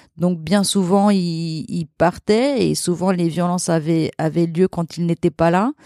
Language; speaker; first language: French; early bilingual, other home language; Portuguese